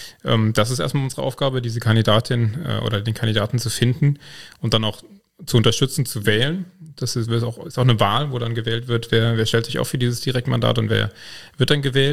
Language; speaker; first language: German; native; German